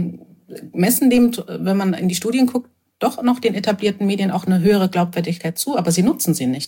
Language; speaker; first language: German; native; German